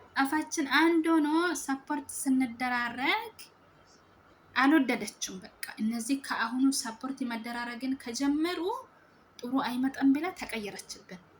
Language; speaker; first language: Amharic; native; Amharic